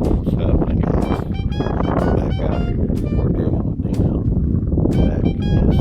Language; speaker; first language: English; native; English